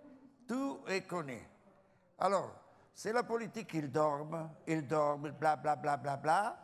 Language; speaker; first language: French; non-native, learner; Italian